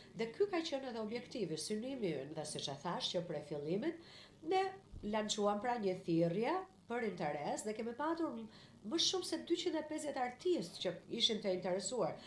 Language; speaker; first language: Albanian; non-native, fluent; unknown